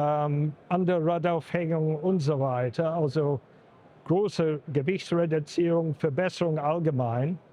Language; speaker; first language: German; non-native, fluent; English